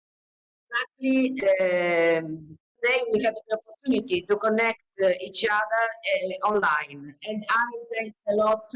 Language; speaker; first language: English; non-native, learner; Italian